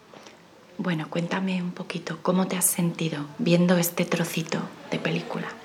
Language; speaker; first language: Spanish; native; Spanish